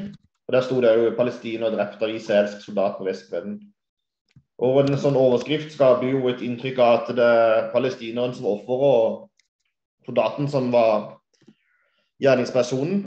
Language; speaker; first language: Norwegian; native; Norwegian